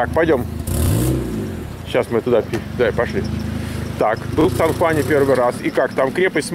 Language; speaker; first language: Russian; native; Russian